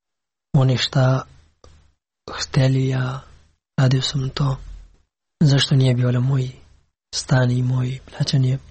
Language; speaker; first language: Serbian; non-native, learner; Pashto